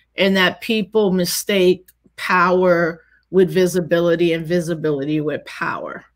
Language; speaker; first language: English; native; English